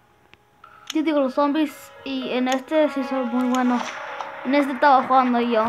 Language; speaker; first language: Spanish; early bilingual, heritage; Spanish